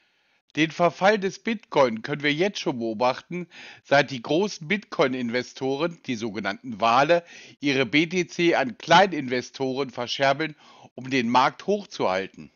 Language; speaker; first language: German; native; German